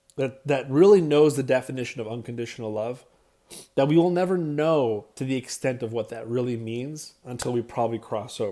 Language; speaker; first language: English; native; English